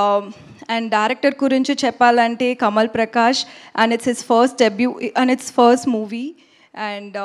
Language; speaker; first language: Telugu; non-native, learner; Tamil